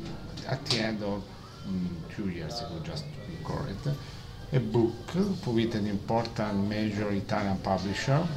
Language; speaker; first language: English; non-native, learner; Italian